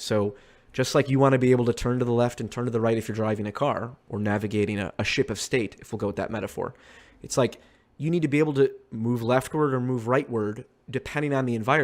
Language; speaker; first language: English; native; English